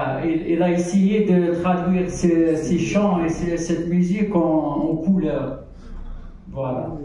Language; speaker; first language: French; non-native, local second language; Arabic